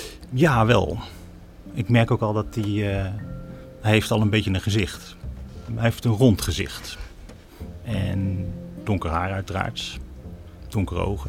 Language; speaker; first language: Dutch; native; Dutch